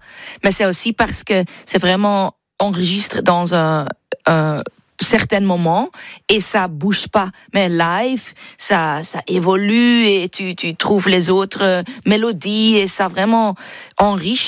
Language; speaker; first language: French; non-native, learner; Dutch